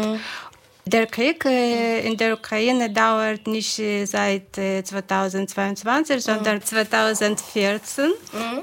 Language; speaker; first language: German; non-native, fluent; Ukrainian